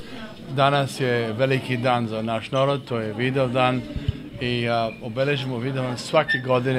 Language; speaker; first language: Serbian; early bilingual, heritage; English